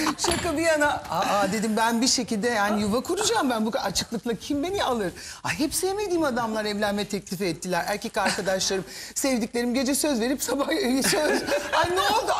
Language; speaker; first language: Turkish; early bilingual, heritage; Turkish